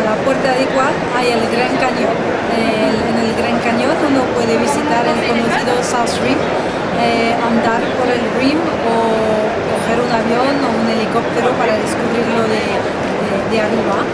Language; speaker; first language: Spanish; non-native, fluent; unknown